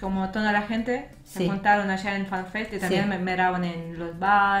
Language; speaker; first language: Spanish; non-native, learner; Russian